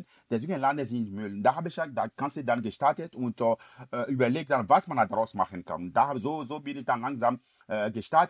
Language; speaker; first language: German; non-native, fluent; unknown